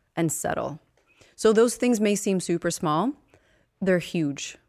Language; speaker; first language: English; non-native, fluent; Swedish